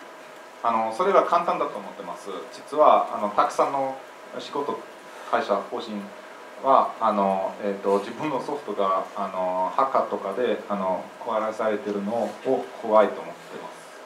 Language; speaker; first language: Japanese; non-native, fluent; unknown